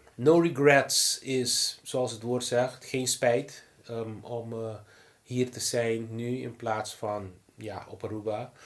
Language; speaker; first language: Dutch; non-native, local second language; Papiamento